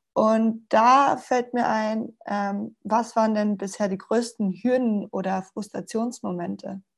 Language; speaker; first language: German; non-native, fluent; Spanish